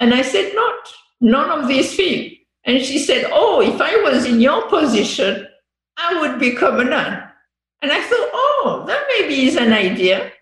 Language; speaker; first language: English; non-native, fluent; French